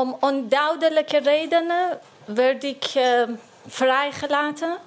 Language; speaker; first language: Dutch; non-native, learner; Persian